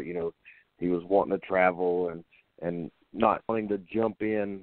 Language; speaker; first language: English; native; English